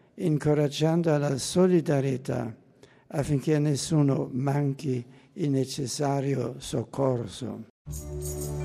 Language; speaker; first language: Italian; non-native, fluent; German